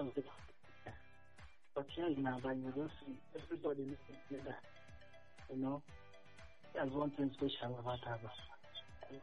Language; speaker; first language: English; non-native, local second language; Igbo